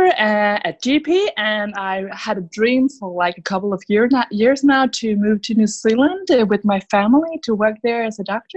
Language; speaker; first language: English; non-native, fluent; Danish